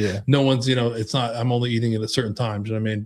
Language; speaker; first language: English; native; English